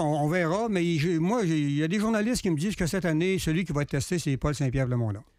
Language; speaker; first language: French; native; French